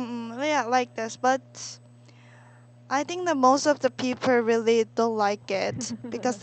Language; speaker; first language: English; non-native, learner; Korean